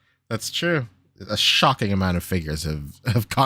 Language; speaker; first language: English; native; English